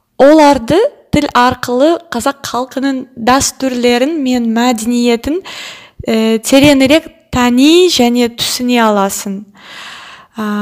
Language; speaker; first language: Kazakh; non-native, learner; Russian